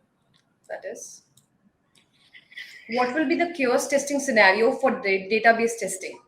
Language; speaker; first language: English; non-native, local second language; Hindi